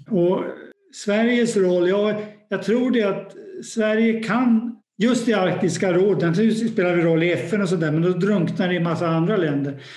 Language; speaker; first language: Swedish; native; Swedish